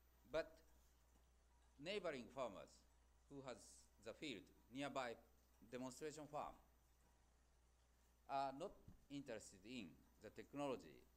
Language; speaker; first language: English; non-native, fluent; Japanese